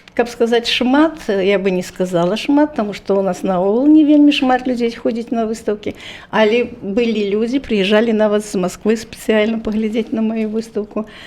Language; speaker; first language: Belarusian; native; Belarusian